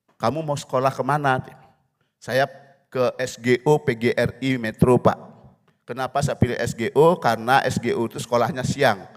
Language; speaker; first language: Indonesian; non-native, local second language; Balinese